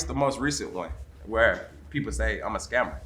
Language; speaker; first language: English; native; English